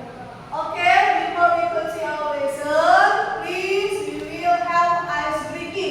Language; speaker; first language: English; non-native, fluent; Indonesian